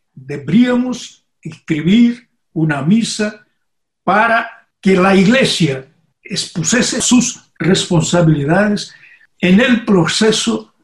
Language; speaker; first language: Spanish; non-native, fluent; Portuguese